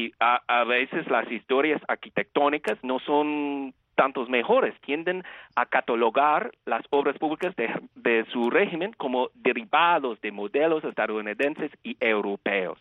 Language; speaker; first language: Spanish; non-native, fluent; English